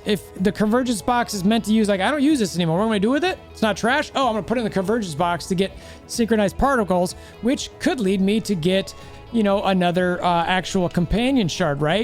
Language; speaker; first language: English; native; English